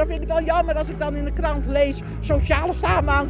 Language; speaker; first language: Dutch; native; Dutch